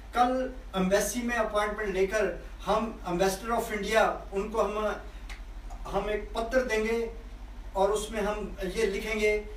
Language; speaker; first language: Hindi; non-native, local second language; Punjabi